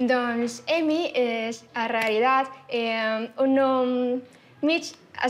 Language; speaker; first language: Catalan; non-native, learner; Chinese